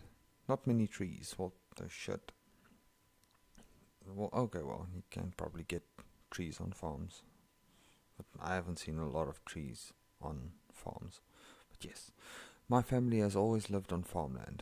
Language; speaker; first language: English; non-native, local second language; Afrikaans